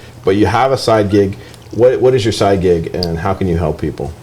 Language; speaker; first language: English; native; English